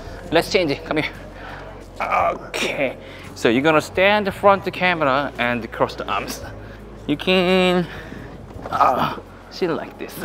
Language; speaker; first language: English; non-native, learner; Korean